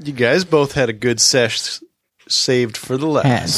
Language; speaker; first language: English; native; English